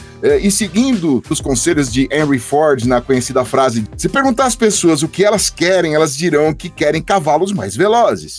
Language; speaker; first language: Portuguese; native; Portuguese